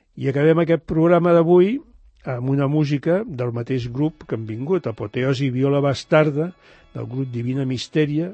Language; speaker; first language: Catalan; native; Catalan